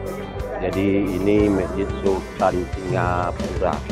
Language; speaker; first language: Indonesian; non-native, local second language; Minangkabau